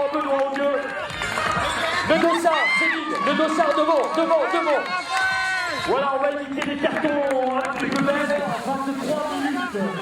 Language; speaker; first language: French; native; French